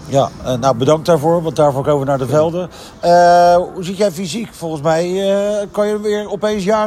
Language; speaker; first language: Dutch; native; Dutch